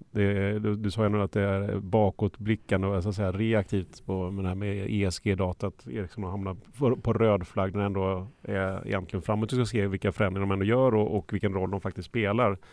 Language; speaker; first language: Swedish; native; Swedish